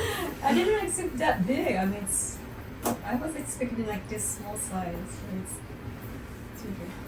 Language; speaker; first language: English; non-native, learner; Japanese